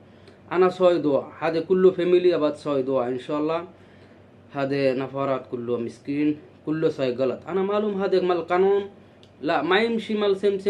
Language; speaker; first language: Arabic; non-native, learner; Bangla